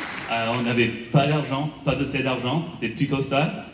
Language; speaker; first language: French; non-native, learner; English